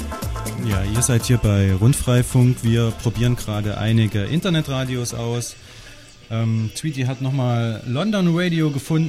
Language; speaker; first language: German; native; German